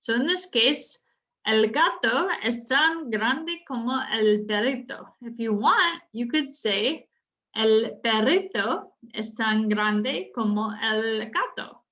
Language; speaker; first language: Spanish; non-native, fluent; English